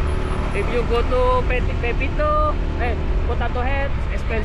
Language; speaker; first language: English; non-native, learner; Indonesian